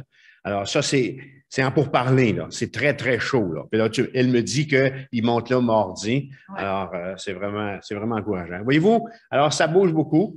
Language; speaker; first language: French; native; French